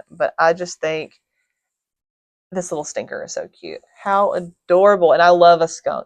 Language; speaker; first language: English; native; English